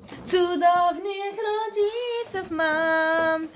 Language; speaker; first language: Polish; non-native, learner; Arabic